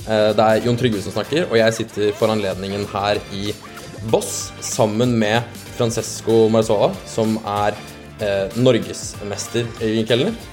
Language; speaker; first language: Norwegian; native; Norwegian